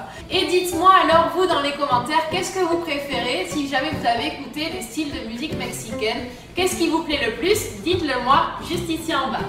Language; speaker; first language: French; native; French